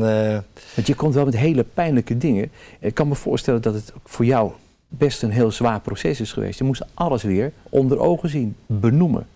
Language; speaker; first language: Dutch; native; Dutch